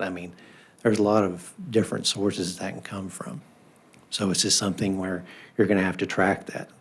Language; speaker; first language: English; native; English